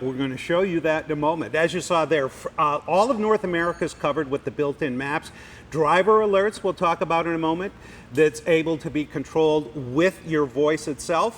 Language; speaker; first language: English; native; English